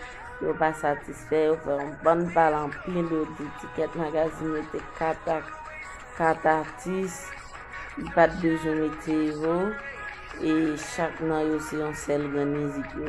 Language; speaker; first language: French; non-native, local second language; Haitian Creole